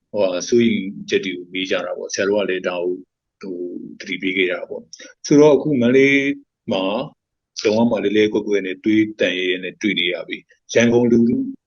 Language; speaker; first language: Burmese; native; Burmese